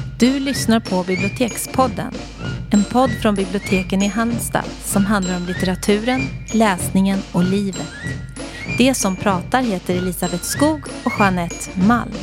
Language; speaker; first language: Swedish; native; Swedish